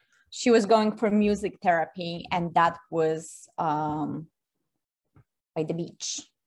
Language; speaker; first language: English; non-native, fluent; Polish